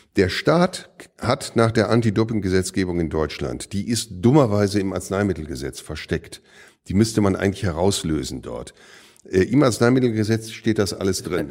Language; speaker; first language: German; native; German